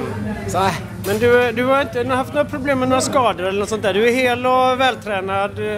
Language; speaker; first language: Swedish; native; Swedish